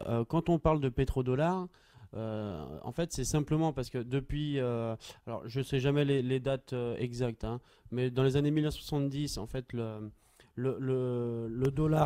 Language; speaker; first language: French; native; French